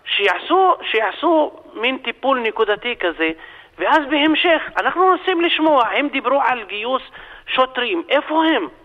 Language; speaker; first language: Hebrew; non-native, local second language; Arabic